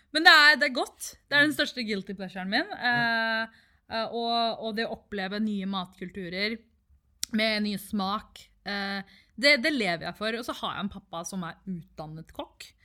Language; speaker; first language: Norwegian; early bilingual, other home language; Tamil